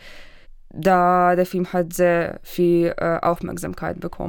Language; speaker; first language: German; non-native, fluent; Russian